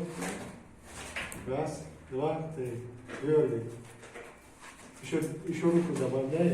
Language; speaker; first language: Russian; non-native, local second language; Tajik